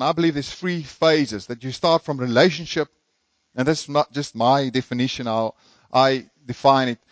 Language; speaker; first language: English; non-native, local second language; Afrikaans